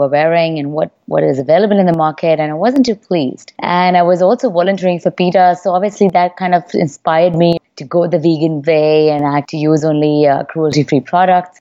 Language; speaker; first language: English; non-native, local second language; Hindi